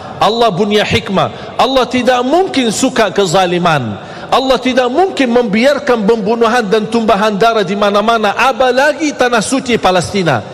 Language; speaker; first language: Malay; non-native, fluent; Arabic